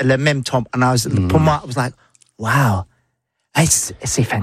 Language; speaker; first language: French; non-native, learner; English